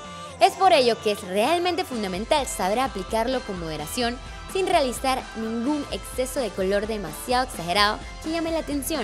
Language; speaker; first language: Spanish; native; Spanish